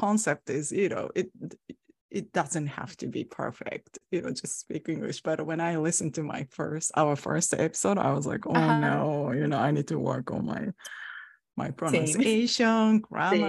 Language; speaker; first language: English; non-native, fluent; Japanese